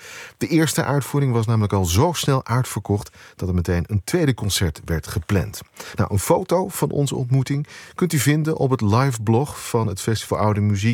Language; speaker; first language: Dutch; native; Dutch